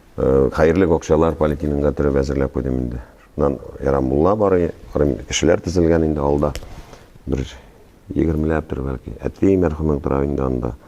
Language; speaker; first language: Tatar; native; Tatar